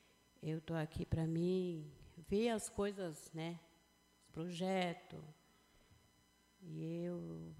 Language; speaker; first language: Portuguese; non-native, local second language; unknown